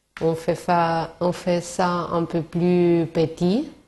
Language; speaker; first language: French; non-native, learner; Spanish